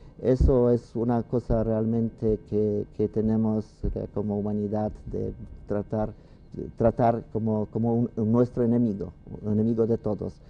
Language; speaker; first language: Spanish; non-native, fluent; Polish